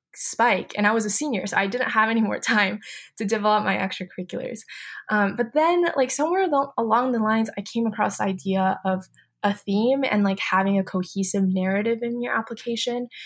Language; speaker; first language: English; non-native, fluent; Chinese